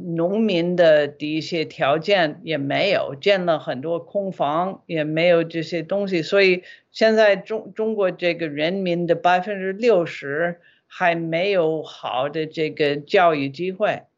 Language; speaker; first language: Chinese; non-native, fluent; English